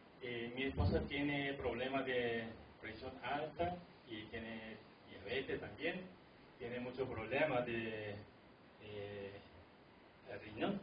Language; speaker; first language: Spanish; non-native, fluent; Korean